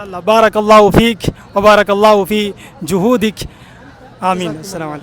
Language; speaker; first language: Arabic; non-native, fluent; Urdu